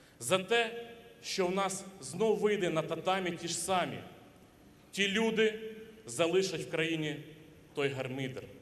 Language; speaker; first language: Ukrainian; native; Ukrainian